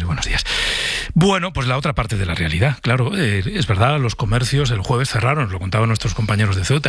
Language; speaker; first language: Spanish; native; Spanish